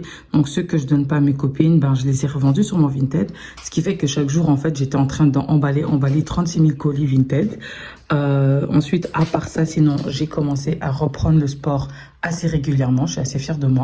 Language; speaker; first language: French; native; French